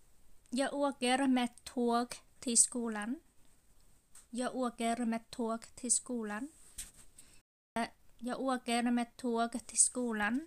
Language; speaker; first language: Swedish; non-native, fluent; Vietnamese